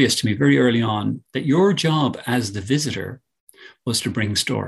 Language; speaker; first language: English; native; English